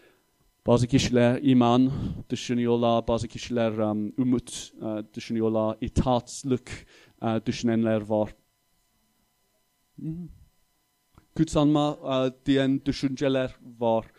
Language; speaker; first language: Turkish; non-native, fluent; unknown